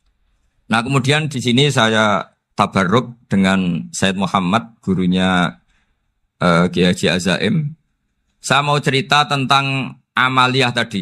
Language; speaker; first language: Indonesian; non-native, local second language; Javanese